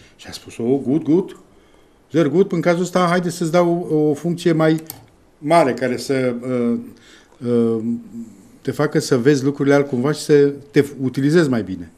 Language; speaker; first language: Romanian; native; Romanian